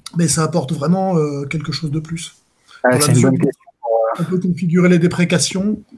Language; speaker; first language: French; native; French